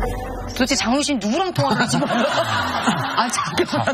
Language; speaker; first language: Korean; native; Korean